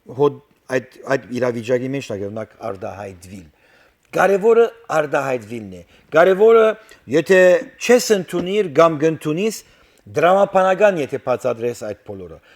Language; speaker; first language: Armenian; early bilingual, heritage; Armenian